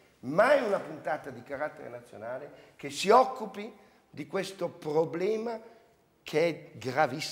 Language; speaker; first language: Italian; native; Italian